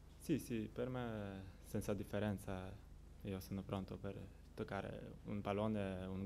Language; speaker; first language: Italian; non-native, learner; Polish